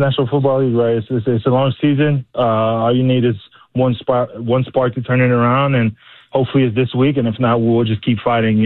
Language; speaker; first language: English; native; English